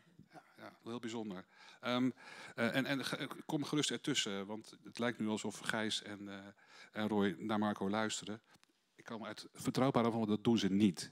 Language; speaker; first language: Dutch; native; Dutch